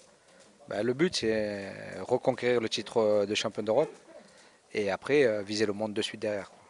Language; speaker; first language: French; native; French